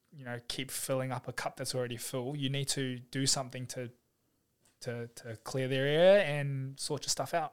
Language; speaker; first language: English; native; English